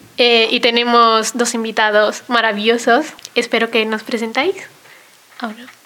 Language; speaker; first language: Spanish; early bilingual, other home language; Arabic